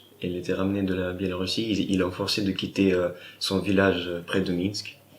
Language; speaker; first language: French; non-native, fluent; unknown